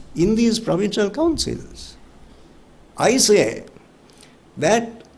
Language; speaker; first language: English; non-native, local second language; Sinhala